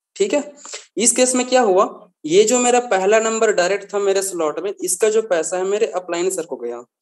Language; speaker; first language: Hindi; native; Hindi